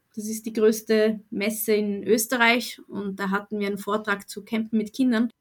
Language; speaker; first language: German; native; German